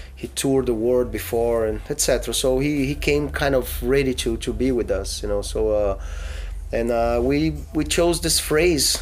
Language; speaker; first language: English; non-native, fluent; Portuguese